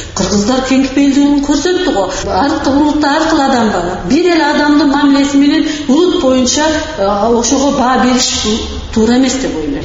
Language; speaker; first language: Kyrgyz; non-native, local second language; Karachay-Balkar